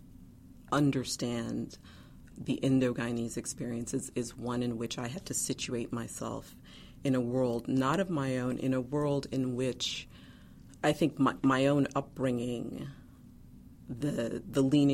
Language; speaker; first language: English; early bilingual, other home language; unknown